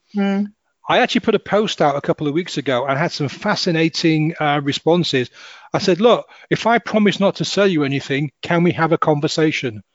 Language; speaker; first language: English; native; English